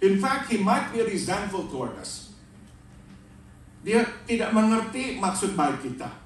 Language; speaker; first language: Indonesian; native; Indonesian